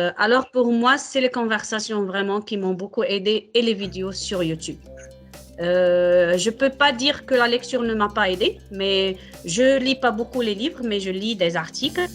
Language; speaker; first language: French; non-native, local second language; Arabic